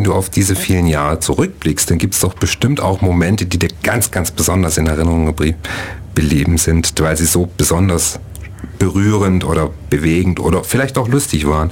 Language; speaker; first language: German; native; German